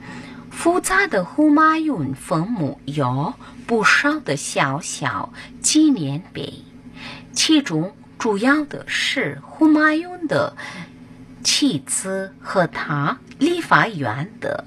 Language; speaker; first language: Chinese; non-native, fluent; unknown